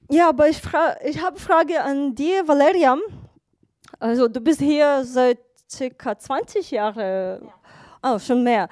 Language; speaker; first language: German; non-native, fluent; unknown